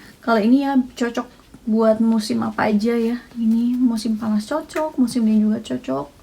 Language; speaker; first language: Indonesian; native; Indonesian